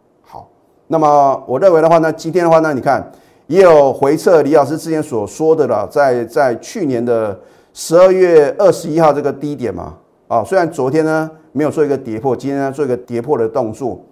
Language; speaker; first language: Chinese; native; Chinese